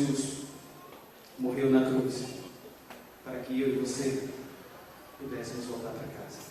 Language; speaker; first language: Portuguese; native; Portuguese